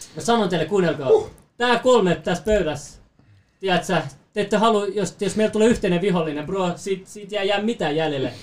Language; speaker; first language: Finnish; early bilingual, other home language; Persian